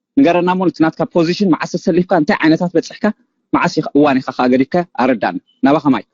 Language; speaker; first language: Tigrinya; native; Tigrinya